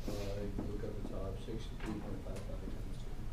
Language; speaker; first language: English; native; English